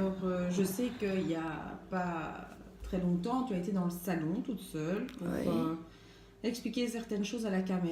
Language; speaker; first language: French; native; French